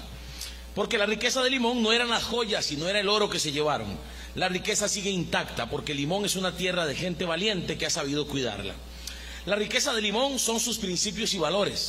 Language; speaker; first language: Spanish; native; Spanish